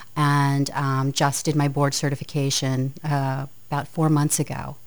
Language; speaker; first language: English; native; English